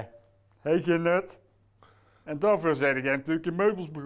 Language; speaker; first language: Dutch; native; Dutch